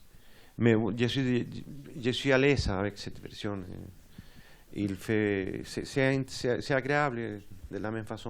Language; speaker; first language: French; non-native, fluent; Spanish